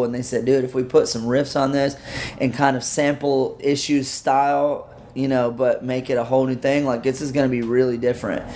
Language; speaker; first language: English; native; English